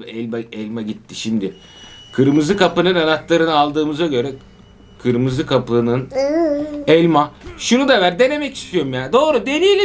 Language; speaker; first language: Turkish; native; Turkish